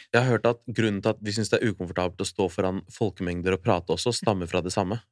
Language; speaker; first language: Norwegian; early bilingual, other home language; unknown